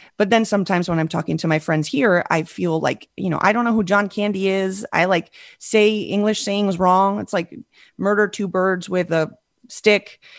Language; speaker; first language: English; early bilingual, other home language; Spanish